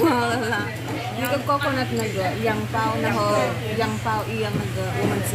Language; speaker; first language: Chinese; non-native, learner; Filipino